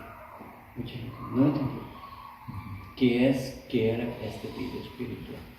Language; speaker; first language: Spanish; non-native, fluent; Portuguese